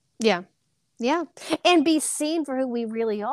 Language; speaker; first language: English; native; English